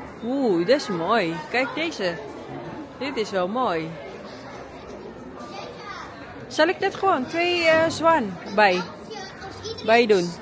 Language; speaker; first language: Dutch; non-native, learner; Cebuano